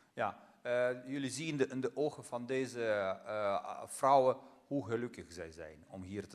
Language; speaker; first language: Dutch; non-native, fluent; Russian